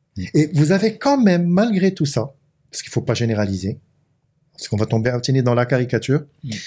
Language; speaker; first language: French; non-native, local second language; Arabic